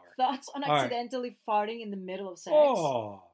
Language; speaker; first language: English; non-native, fluent; Spanish